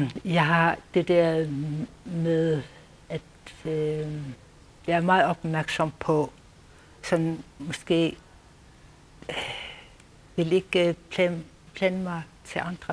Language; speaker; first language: Danish; non-native, local second language; Kalaallisut